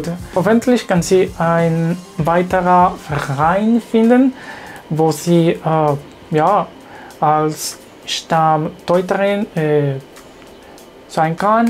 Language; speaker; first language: German; non-native, learner; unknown